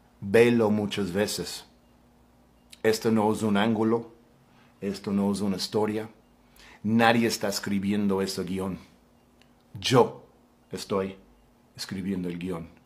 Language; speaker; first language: Spanish; non-native, fluent; English